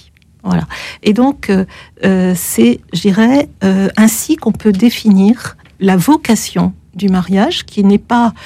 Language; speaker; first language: French; native; French